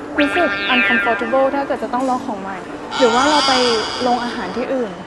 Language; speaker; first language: Thai; native; Thai